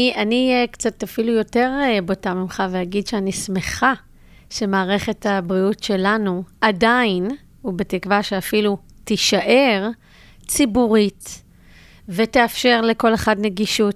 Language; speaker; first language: Hebrew; native; Hebrew